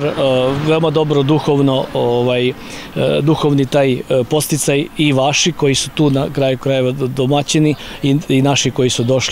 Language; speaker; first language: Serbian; non-native, local second language; Slovak